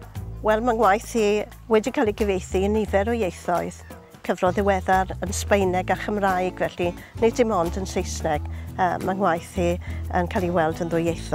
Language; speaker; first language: Welsh; native; Welsh